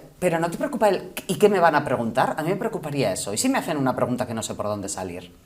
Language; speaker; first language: Spanish; native; Spanish